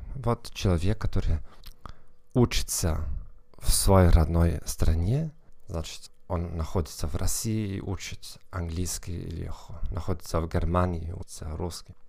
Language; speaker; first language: Russian; non-native, fluent; German